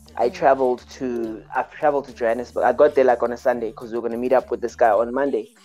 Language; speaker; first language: English; early bilingual, other home language; Xhosa